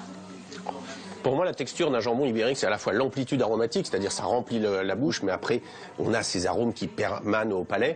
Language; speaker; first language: French; native; French